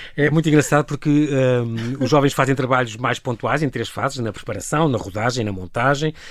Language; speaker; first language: Portuguese; native; Portuguese